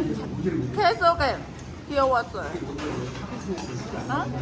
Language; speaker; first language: Korean; non-native, learner; Vietnamese